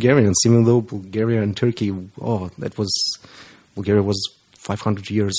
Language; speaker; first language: English; non-native, fluent; Romanian